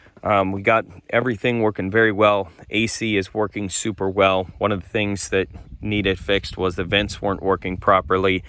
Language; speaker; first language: English; native; English